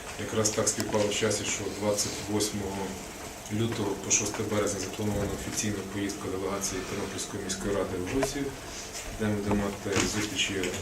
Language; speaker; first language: Ukrainian; native; Ukrainian